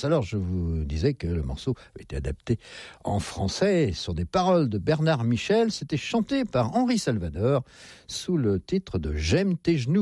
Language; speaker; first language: French; native; French